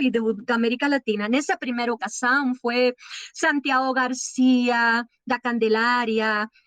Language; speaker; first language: Portuguese; non-native, learner; Spanish